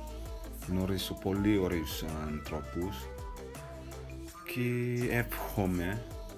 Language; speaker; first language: Greek; non-native, fluent; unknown